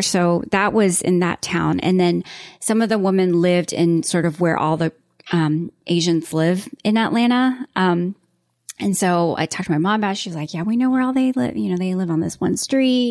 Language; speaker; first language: English; native; English